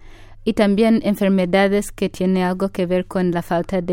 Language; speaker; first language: Spanish; non-native, fluent; Ganda